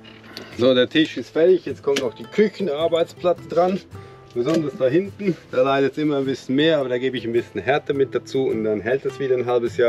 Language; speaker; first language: German; native; German